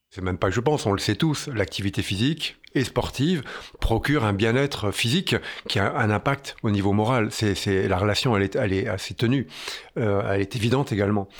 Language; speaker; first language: French; native; French